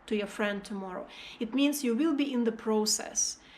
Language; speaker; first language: English; non-native, fluent; Russian